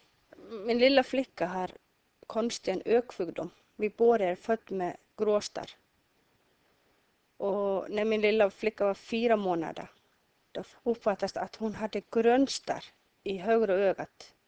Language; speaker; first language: Swedish; non-native, learner; Icelandic